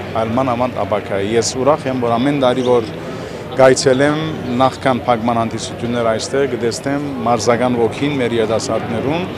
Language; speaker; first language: Armenian; early bilingual, heritage; Armenian